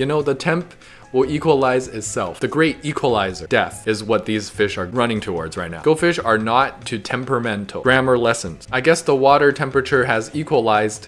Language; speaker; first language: English; native; English